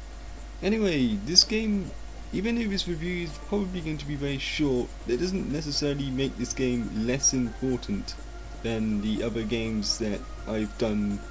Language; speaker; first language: English; native; English